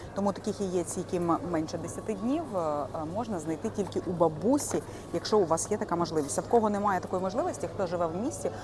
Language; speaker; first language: Ukrainian; native; Ukrainian